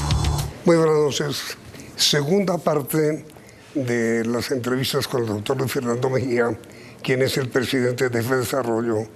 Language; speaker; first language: Spanish; native; Spanish